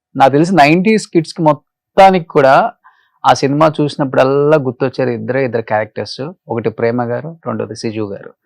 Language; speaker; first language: Telugu; native; Telugu